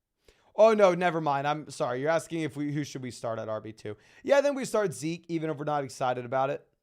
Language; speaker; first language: English; native; English